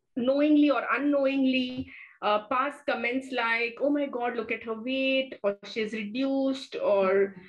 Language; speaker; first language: English; non-native, local second language; Marathi